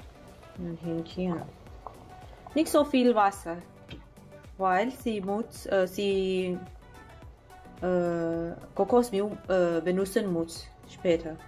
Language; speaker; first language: German; non-native, learner; Thai